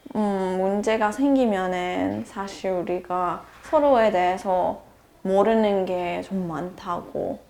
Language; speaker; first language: Korean; non-native, fluent; English